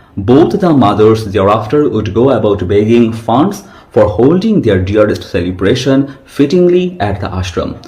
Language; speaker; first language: English; non-native, local second language; Bangla